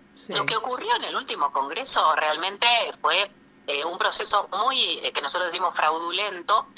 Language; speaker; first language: Spanish; native; Spanish